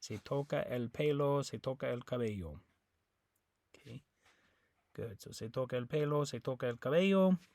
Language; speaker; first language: Spanish; non-native, fluent; English